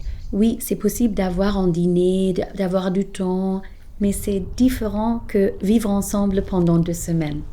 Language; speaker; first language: French; non-native, fluent; German